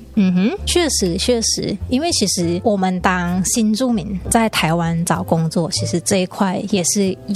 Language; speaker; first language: Chinese; native; Chinese